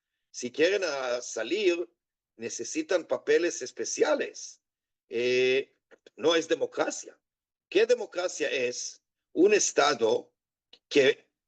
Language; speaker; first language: Spanish; non-native, fluent; Hebrew